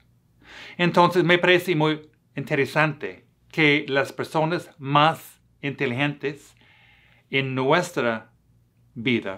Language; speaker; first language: Spanish; non-native, fluent; English